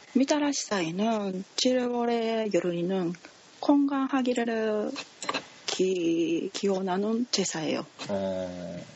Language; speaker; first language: Korean; non-native, learner; Japanese